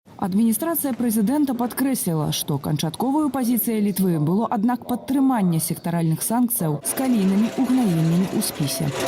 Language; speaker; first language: Belarusian; native; Belarusian